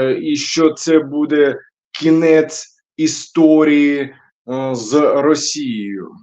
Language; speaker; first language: Ukrainian; non-native, local second language; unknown